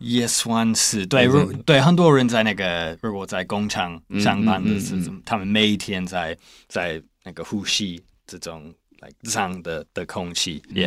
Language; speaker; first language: Chinese; non-native, learner; English